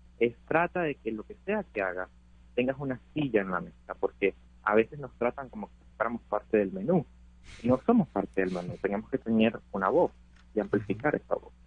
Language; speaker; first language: Spanish; native; Spanish